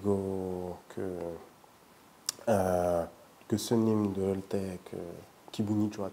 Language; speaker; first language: Korean; non-native, learner; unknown